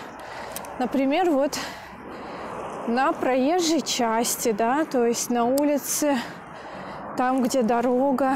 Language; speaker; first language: Russian; native; Russian